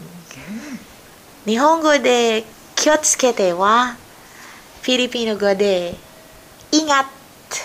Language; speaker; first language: Japanese; non-native, learner; Filipino